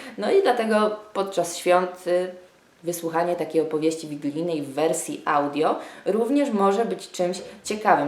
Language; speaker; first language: Polish; native; Polish